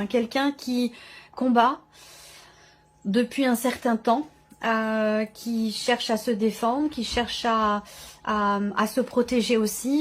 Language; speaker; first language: French; native; French